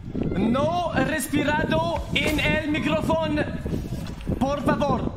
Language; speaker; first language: Spanish; non-native, learner; French